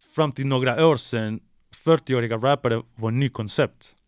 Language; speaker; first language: Swedish; early bilingual, other home language; Spanish